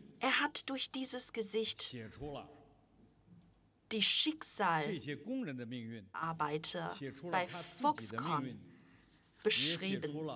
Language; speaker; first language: German; non-native, fluent; Chinese